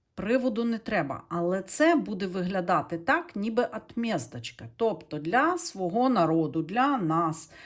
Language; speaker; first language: Ukrainian; non-native, local second language; Russian